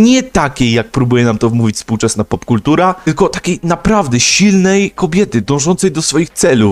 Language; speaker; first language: Polish; native; Polish